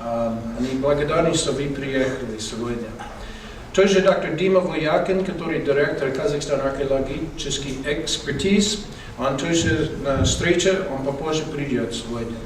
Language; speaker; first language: Russian; non-native, learner; English